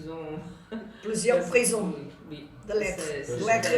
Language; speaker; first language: French; non-native, fluent; Portuguese